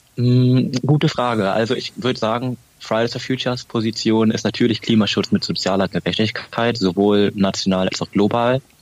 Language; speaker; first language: German; early bilingual, other home language; Vietnamese